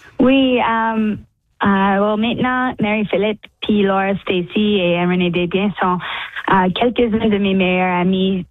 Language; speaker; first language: French; early bilingual, heritage; English